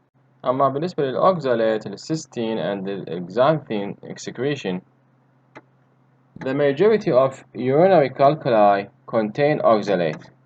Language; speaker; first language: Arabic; native; Arabic